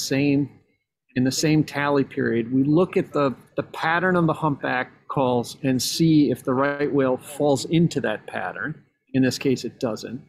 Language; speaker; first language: English; native; English